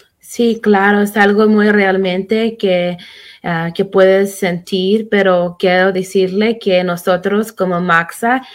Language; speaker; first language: Spanish; early bilingual, heritage; Spanish